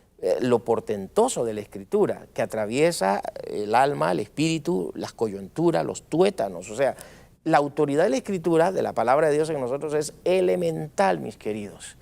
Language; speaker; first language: Spanish; native; Spanish